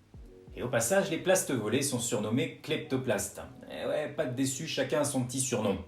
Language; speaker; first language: French; native; French